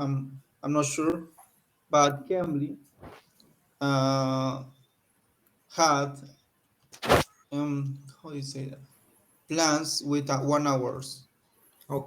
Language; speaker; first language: English; non-native, learner; Spanish